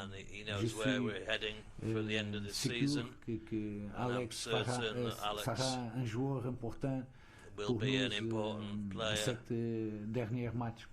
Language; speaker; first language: French; non-native, fluent; Portuguese